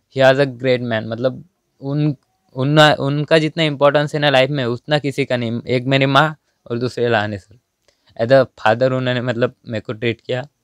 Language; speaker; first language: Hindi; non-native, local second language; Marathi